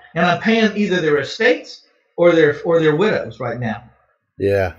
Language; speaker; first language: English; native; English